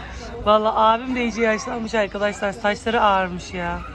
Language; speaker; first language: Turkish; native; Turkish